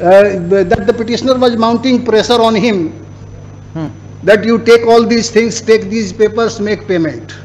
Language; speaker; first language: English; non-native, local second language; Hindi